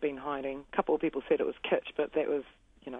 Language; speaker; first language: English; native; English